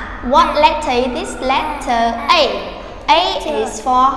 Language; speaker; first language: English; non-native, fluent; Vietnamese